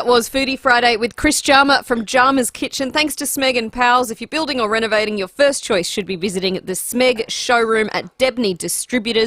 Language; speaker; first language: English; native; English